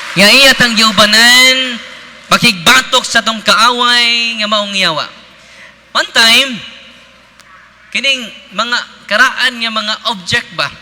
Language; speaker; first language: Cebuano; native; Cebuano